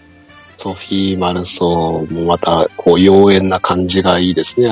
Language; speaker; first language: Japanese; native; Japanese